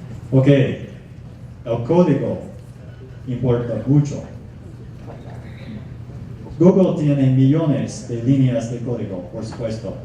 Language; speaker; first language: Spanish; non-native, fluent; English